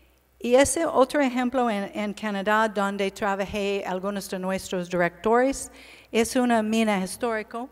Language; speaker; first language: Spanish; non-native, learner; English